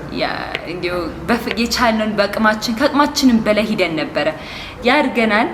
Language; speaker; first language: Amharic; early bilingual, heritage; Amharic